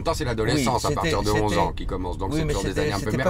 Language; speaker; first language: French; native; French